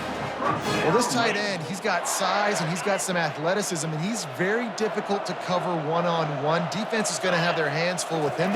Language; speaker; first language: English; native; English